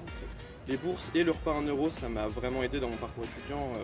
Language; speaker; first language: French; native; French